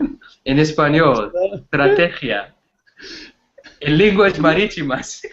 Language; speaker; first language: Portuguese; non-native, learner; English